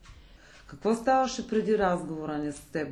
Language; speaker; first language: Bulgarian; native; Bulgarian